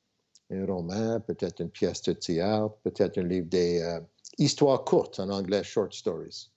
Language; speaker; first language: French; non-native, local second language; English